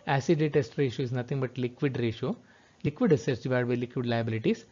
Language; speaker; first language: English; non-native, local second language; Kannada